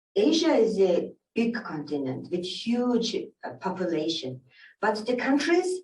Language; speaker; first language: English; non-native, learner; Mongolian